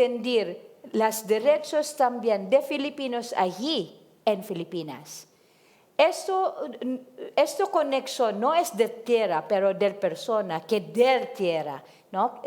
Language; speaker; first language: Spanish; non-native, learner; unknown